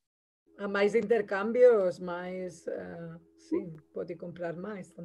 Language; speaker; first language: Portuguese; non-native, learner; Spanish